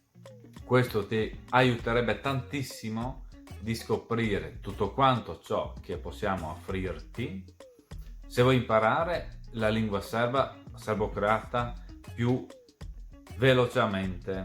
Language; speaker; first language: Italian; non-native, fluent; Serbian